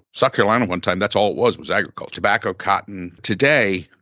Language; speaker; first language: English; native; English